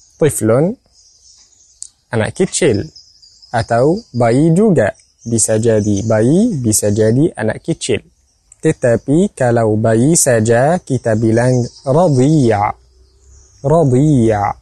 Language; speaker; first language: Indonesian; non-native, fluent; Arabic